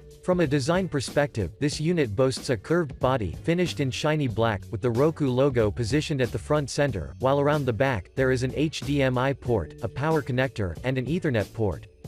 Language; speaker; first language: English; non-native, fluent; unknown